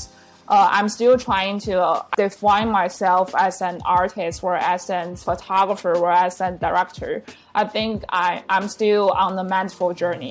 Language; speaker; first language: English; non-native, fluent; Chinese